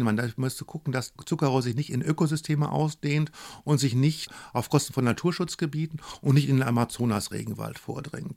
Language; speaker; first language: German; native; German